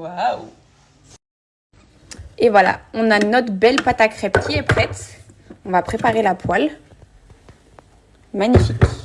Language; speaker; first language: French; native; French